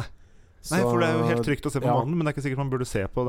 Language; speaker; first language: Norwegian; native; Norwegian